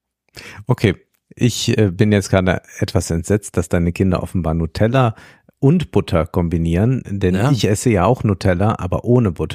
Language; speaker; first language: German; native; German